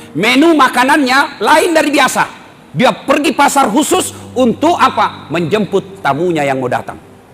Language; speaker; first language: Indonesian; non-native, local second language; Buginese